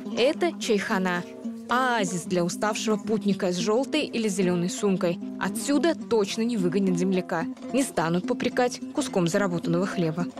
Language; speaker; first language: Russian; native; Russian